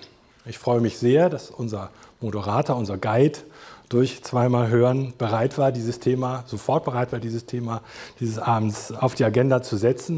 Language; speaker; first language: German; native; German